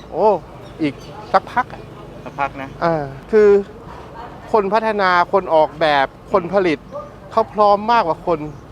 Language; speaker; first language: Thai; native; Thai